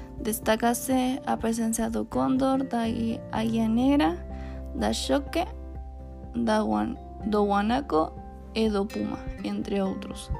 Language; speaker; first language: Spanish; non-native, learner; Portuguese